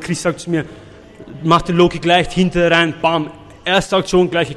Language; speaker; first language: German; native; German